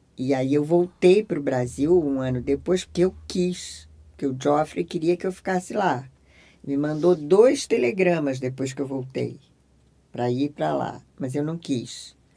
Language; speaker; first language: Portuguese; native; Portuguese